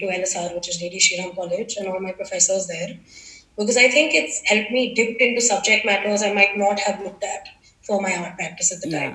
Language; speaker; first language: English; non-native, local second language; Gujarati